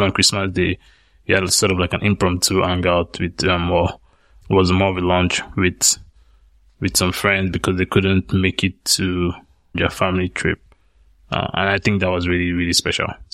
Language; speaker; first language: English; non-native, local second language; Yoruba